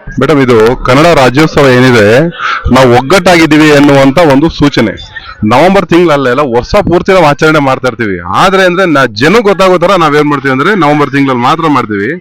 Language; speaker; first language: Kannada; native; Kannada